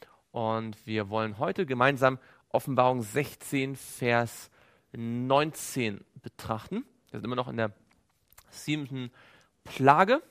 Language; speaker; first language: German; native; German